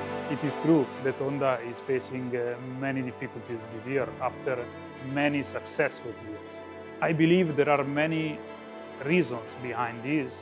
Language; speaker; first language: English; non-native, fluent; Italian